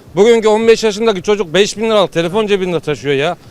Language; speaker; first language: Turkish; native; Turkish